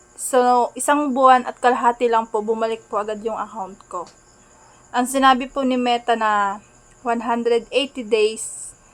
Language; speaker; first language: Filipino; native; Filipino